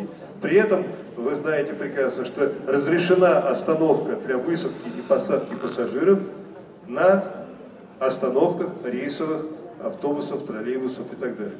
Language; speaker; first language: Russian; native; Russian